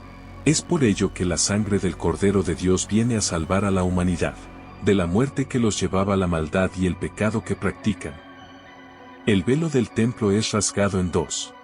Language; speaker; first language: Spanish; native; Spanish